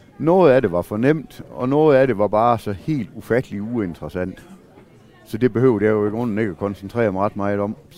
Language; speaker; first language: Danish; native; Danish